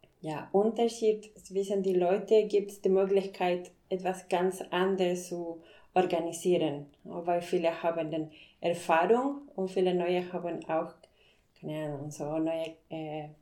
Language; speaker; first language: German; non-native, fluent; Spanish